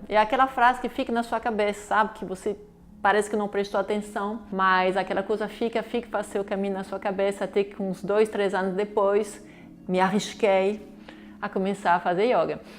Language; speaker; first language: Portuguese; non-native, fluent; French